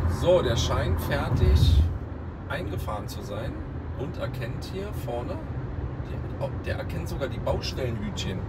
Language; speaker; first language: German; native; German